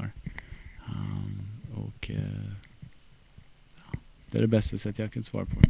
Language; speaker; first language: Swedish; non-native, fluent; English